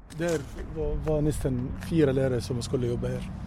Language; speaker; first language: Swedish; non-native, local second language; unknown